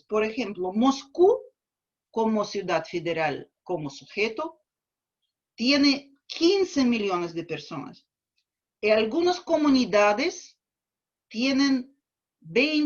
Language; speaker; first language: Spanish; non-native, fluent; Russian